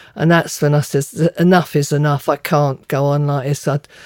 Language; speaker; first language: English; native; English